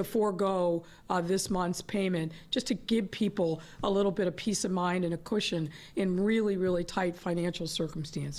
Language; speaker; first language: English; native; English